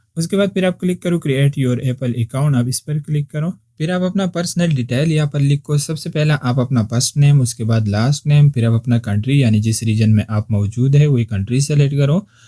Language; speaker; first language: Urdu; non-native, local second language; Pashto